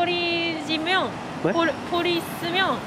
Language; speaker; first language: Korean; non-native, learner; Japanese